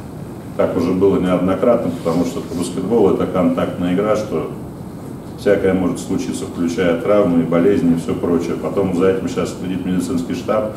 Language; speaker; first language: Russian; native; Russian